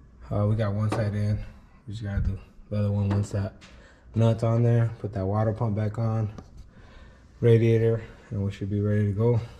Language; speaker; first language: English; early bilingual, other home language; Spanish